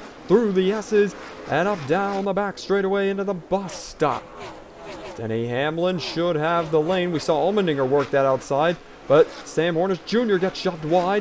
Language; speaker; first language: English; native; English